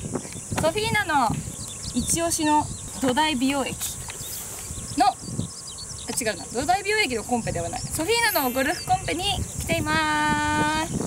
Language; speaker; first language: Japanese; native; Japanese